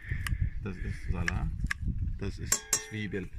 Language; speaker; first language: German; non-native, learner; Arabic